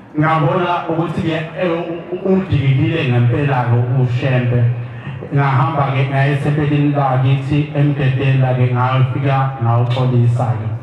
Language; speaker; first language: Zulu; native; Zulu